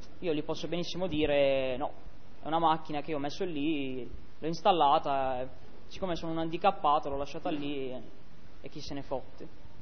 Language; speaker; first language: Italian; native; Italian